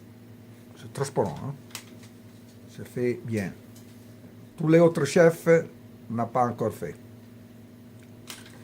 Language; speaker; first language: French; non-native, fluent; Italian